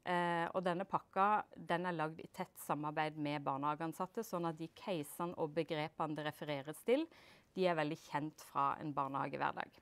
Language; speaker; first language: Norwegian; native; Norwegian